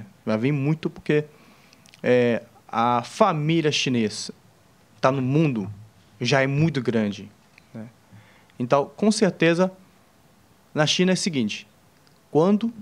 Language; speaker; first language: Portuguese; non-native, fluent; Chinese